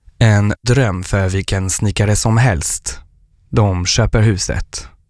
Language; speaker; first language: Swedish; non-native, fluent; French